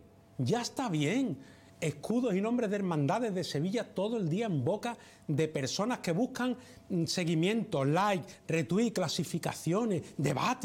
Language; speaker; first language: Spanish; native; Spanish